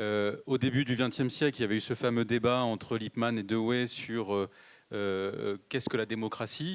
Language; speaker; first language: French; native; French